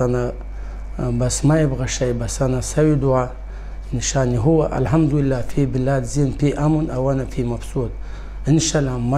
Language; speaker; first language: Arabic; non-native, learner; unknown